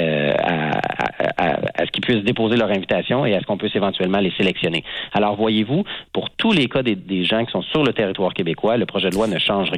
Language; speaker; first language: French; native; French